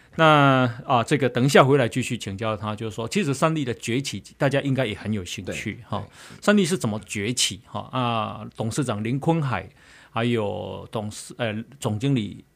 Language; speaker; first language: Chinese; native; Chinese